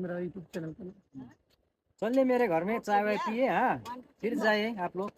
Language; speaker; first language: Hindi; non-native, local second language; Nepali